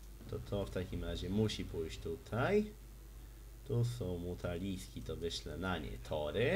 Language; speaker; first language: Polish; native; Polish